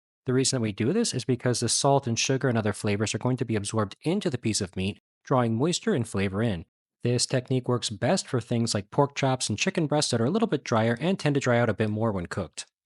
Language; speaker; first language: English; native; English